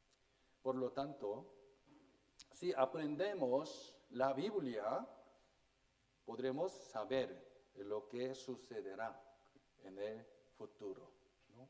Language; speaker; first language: Spanish; non-native, fluent; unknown